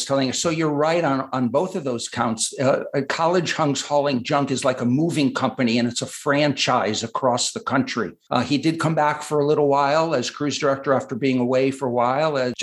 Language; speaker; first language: English; native; English